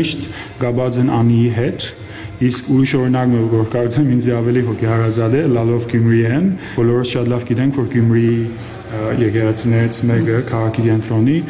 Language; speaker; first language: Armenian; early bilingual, heritage; Armenian